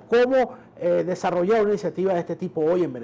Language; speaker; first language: Spanish; native; Spanish